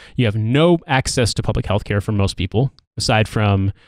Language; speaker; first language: English; native; English